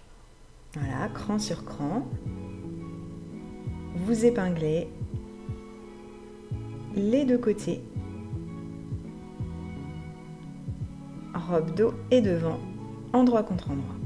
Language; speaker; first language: French; native; French